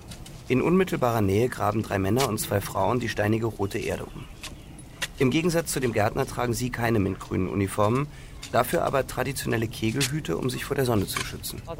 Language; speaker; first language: German; native; German